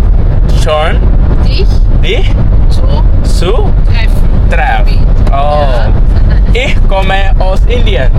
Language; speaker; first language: German; non-native, learner; Malayalam